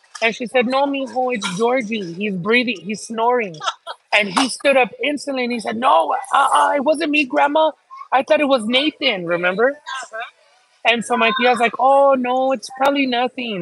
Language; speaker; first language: English; early bilingual, other home language; Spanish